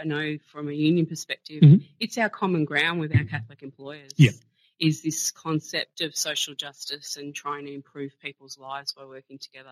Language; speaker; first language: English; native; English